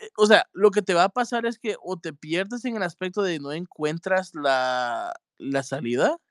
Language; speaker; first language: Spanish; native; Spanish